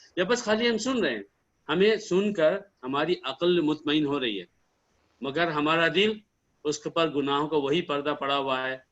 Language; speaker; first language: Urdu; native; Urdu